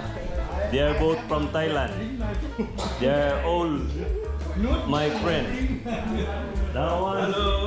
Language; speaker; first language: English; non-native, learner; Filipino